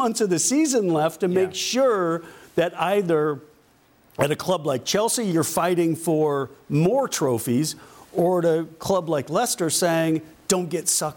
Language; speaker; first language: English; native; English